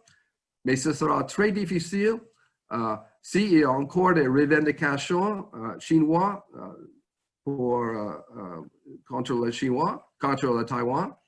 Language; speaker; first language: French; non-native, fluent; English